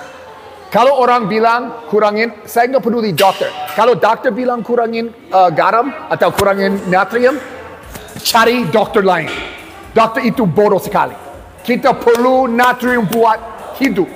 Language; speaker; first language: Indonesian; non-native, learner; English